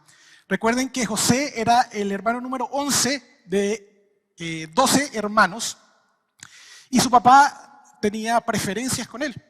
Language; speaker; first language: Spanish; native; Spanish